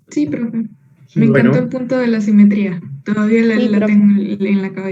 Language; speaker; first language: Spanish; native; Spanish